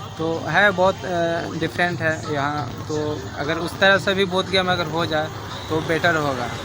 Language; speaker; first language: Hindi; native; Hindi